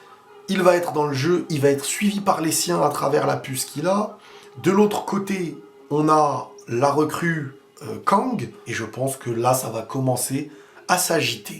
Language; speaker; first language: French; native; French